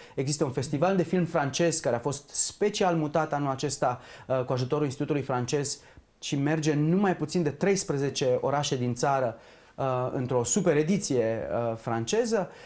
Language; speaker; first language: Romanian; native; Romanian